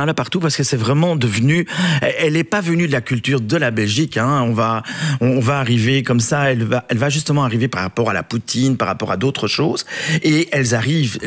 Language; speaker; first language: French; native; French